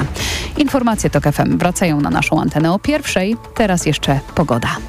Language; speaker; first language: Polish; native; Polish